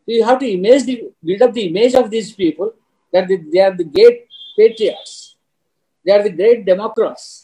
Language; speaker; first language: English; non-native, local second language; Telugu